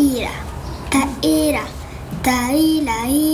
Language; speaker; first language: Arabic; non-native, learner; French